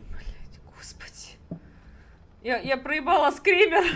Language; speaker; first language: Russian; native; Russian